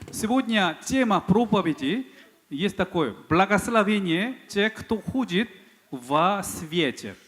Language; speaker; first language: Russian; non-native, fluent; Korean